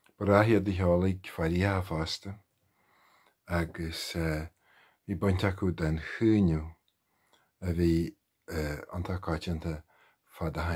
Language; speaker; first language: Irish; native; Irish